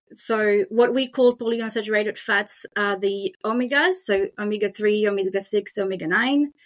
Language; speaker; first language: English; non-native, fluent; French